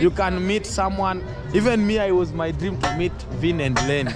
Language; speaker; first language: English; non-native, learner; Swahili